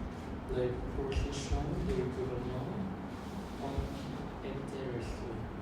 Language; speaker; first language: French; non-native, learner; Khmer